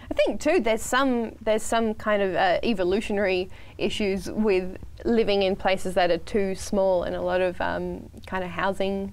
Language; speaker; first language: English; native; English